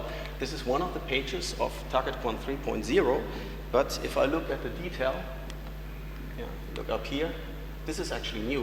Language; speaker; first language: English; non-native, fluent; German